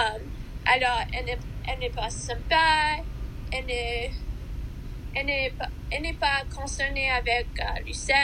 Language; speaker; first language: French; non-native, learner; English